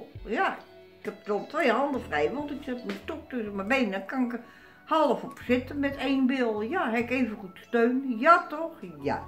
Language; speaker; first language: Dutch; native; Dutch